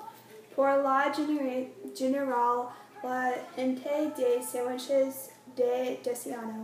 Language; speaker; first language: Spanish; non-native, learner; English